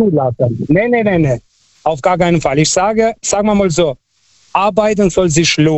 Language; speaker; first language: German; non-native, fluent; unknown